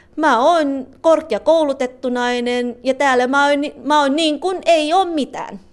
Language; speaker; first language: Finnish; non-native, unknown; Filipino